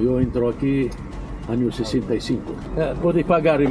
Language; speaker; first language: Spanish; non-native, learner; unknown